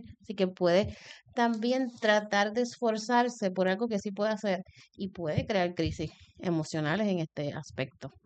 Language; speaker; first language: Spanish; native; Spanish